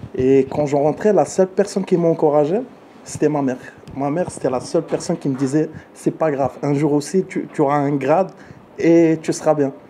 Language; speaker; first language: French; early bilingual, other home language; Arabic